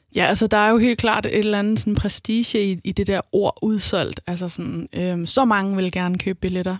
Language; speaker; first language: Danish; native; Danish